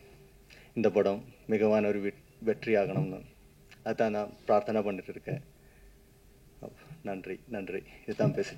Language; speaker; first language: Tamil; non-native, learner; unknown